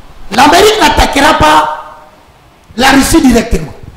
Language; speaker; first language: French; non-native, local second language; Lingala